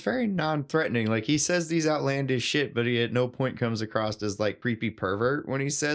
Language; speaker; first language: English; native; English